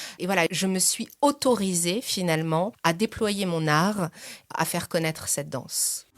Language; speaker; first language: French; early bilingual, other home language; Persian